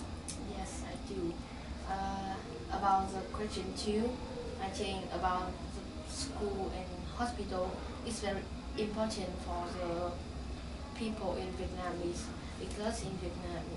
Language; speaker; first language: English; non-native, learner; Vietnamese